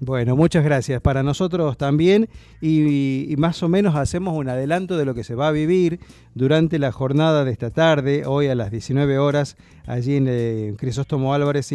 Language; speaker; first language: Spanish; native; Spanish